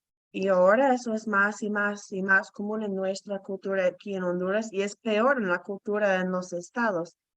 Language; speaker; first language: Spanish; non-native, fluent; English